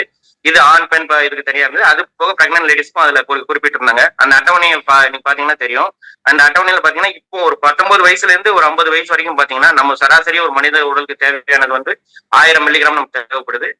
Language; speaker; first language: Tamil; native; Tamil